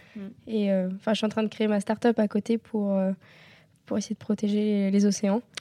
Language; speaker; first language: French; native; French